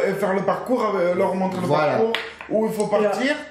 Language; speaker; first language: French; native; French